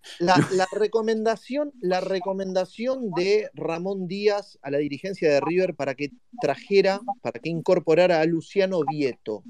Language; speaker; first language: Spanish; native; Spanish